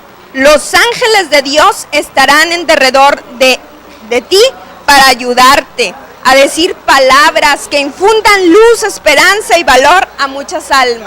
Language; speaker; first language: Spanish; native; Spanish